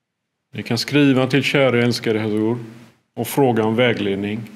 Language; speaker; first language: Swedish; early bilingual, other home language; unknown